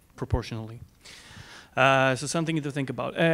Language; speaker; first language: English; non-native, fluent; Swedish